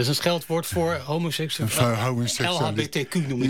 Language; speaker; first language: Dutch; native; Dutch